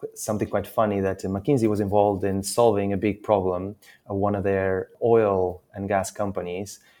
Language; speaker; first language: English; non-native, fluent; Portuguese